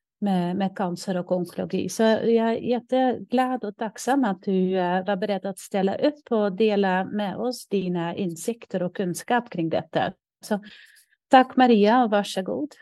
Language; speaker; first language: Swedish; non-native, fluent; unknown